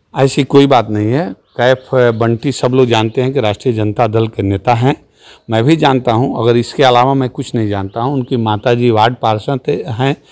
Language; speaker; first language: Hindi; native; Hindi